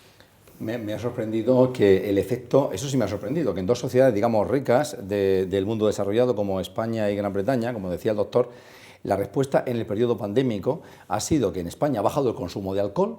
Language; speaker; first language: Spanish; native; Spanish